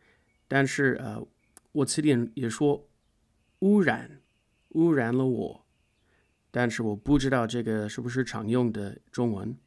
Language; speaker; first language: Chinese; non-native, fluent; English